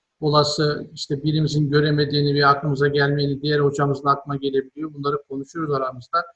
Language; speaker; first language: Turkish; native; Turkish